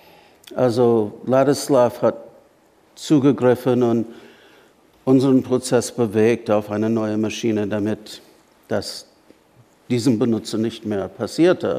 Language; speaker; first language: German; non-native, fluent; English